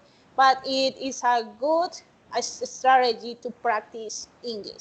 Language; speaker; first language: English; non-native, learner; Spanish